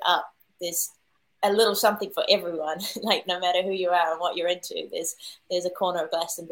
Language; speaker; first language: English; native; English